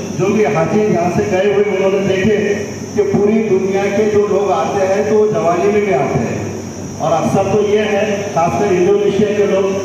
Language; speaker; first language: Urdu; native; Urdu